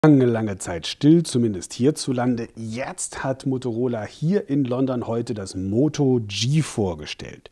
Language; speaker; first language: German; native; German